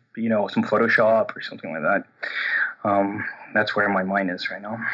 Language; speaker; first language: English; non-native, fluent; Portuguese